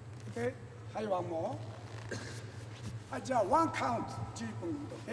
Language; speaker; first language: English; non-native, learner; Japanese